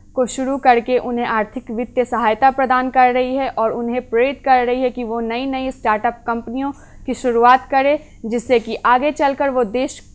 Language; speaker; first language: Hindi; native; Hindi